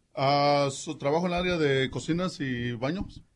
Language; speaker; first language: Spanish; native; Spanish